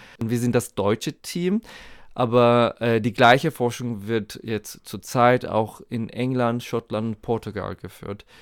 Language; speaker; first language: German; non-native, fluent; Turkish